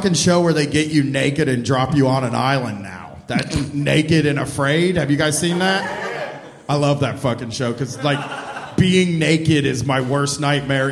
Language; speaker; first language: English; native; English